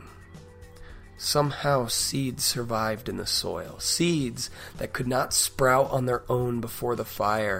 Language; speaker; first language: English; native; English